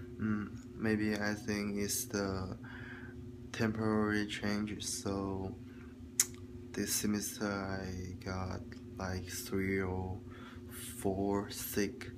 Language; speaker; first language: English; non-native, learner; Chinese